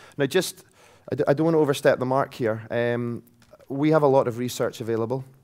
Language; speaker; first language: English; native; English